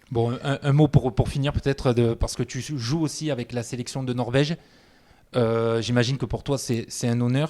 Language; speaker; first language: French; native; French